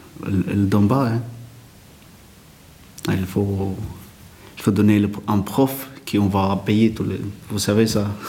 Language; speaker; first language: French; non-native, learner; Arabic